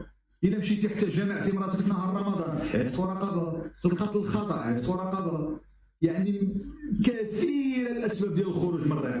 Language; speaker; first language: Arabic; native; Arabic